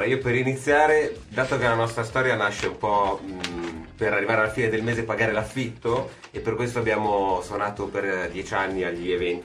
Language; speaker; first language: Italian; native; Italian